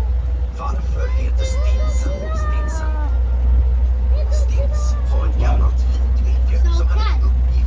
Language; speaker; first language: Swedish; native; Swedish